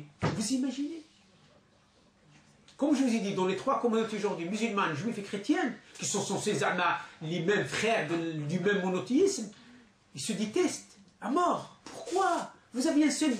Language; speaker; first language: French; non-native, local second language; Arabic